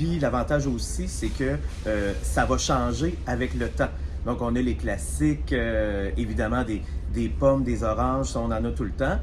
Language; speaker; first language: French; native; French